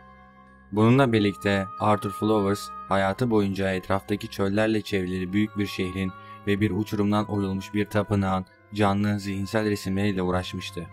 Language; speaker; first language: Turkish; native; Turkish